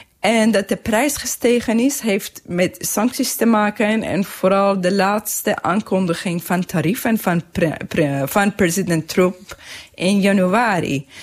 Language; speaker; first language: Dutch; non-native, fluent; Persian